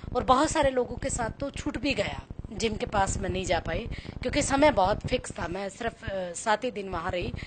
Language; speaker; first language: Hindi; native; Hindi